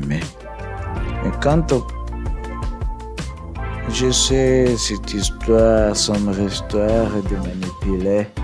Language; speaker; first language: French; non-native, learner; English